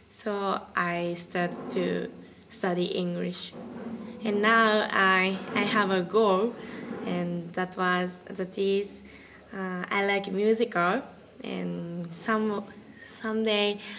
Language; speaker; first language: English; non-native, learner; Japanese